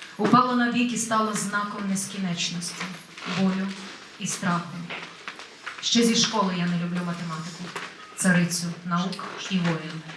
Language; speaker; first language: Ukrainian; native; Ukrainian